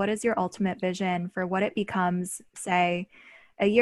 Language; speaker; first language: English; native; English